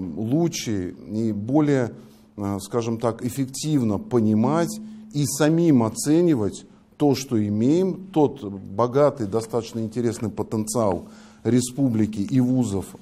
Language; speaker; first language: Russian; native; Russian